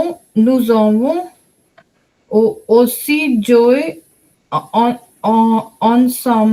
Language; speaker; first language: French; non-native, learner; Hindi